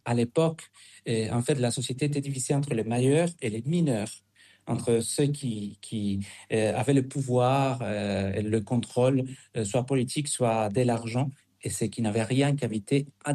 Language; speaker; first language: French; non-native, fluent; Spanish